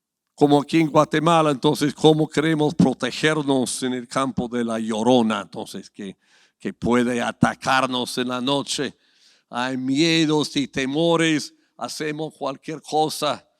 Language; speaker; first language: Spanish; non-native, fluent; English